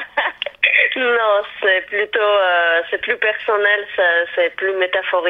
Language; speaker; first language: French; non-native, fluent; Armenian